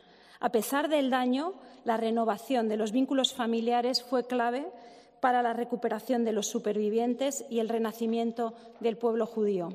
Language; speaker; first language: Spanish; native; Spanish